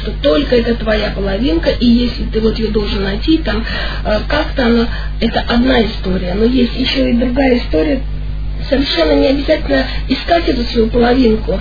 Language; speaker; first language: Russian; native; Russian